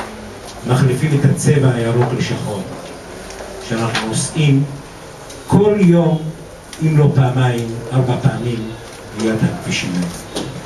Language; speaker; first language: Hebrew; non-native, local second language; Arabic